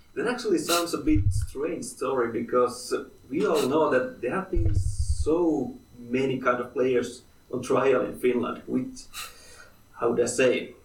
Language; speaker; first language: English; non-native, fluent; Finnish